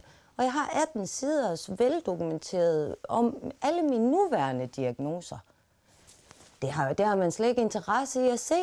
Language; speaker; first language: Danish; native; Danish